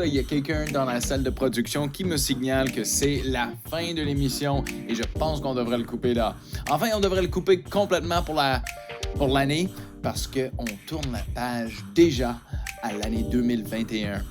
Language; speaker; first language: French; native; French